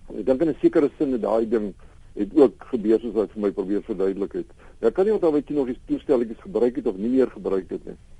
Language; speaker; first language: Afrikaans; native; Afrikaans